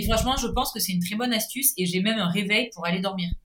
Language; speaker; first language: French; native; French